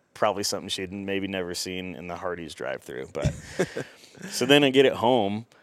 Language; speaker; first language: English; native; English